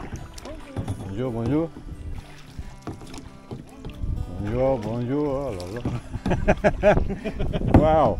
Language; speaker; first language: French; non-native, learner; English